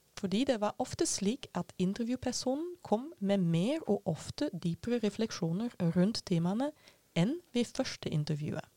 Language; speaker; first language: Norwegian; non-native, fluent; Dutch